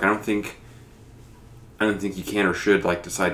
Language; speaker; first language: English; native; English